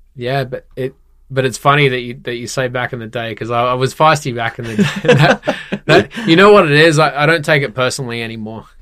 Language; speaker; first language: English; native; English